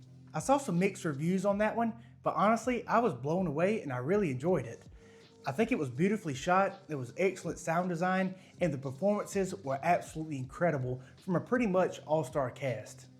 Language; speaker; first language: English; native; English